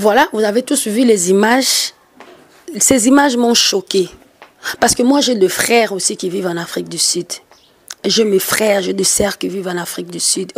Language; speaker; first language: French; non-native, local second language; Lingala